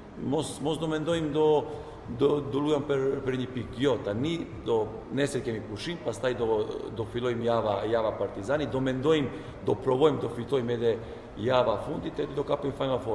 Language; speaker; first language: Albanian; non-native, learner; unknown